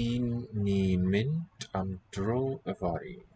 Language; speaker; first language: Welsh; non-native, learner; English